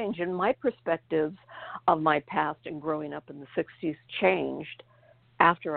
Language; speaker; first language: English; native; English